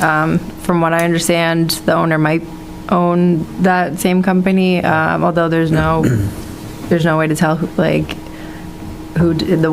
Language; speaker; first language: English; native; English